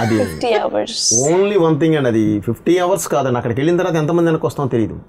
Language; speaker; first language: Telugu; native; Telugu